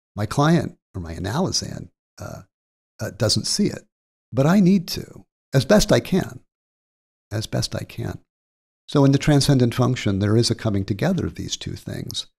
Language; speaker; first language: English; native; English